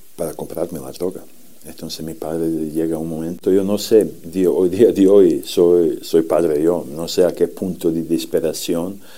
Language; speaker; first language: Spanish; non-native, fluent; Serbian